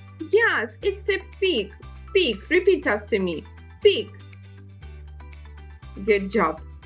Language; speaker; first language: English; non-native, learner; Ukrainian